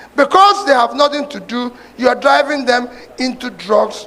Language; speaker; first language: English; non-native, local second language; Igbo